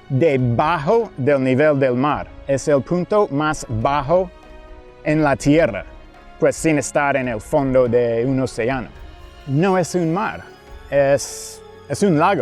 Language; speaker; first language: Spanish; non-native, fluent; English